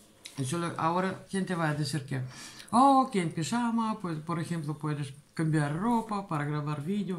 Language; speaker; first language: Spanish; non-native, learner; Russian